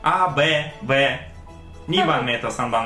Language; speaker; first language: Japanese; non-native, fluent; Russian